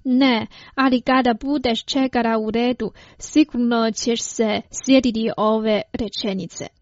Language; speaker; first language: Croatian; non-native, fluent; Chinese